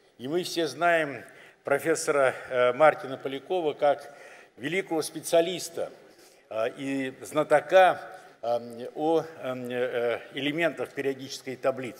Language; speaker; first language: Russian; native; Russian